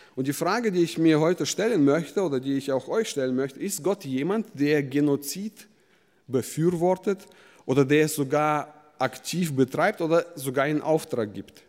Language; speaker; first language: German; early bilingual, other home language; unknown